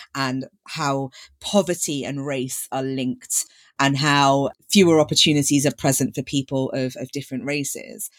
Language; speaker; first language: English; native; English